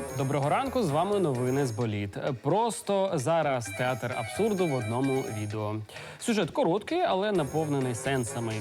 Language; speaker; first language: Ukrainian; native; Ukrainian